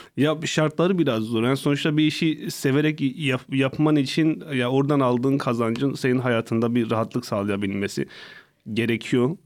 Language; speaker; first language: Turkish; non-native, local second language; Kurdish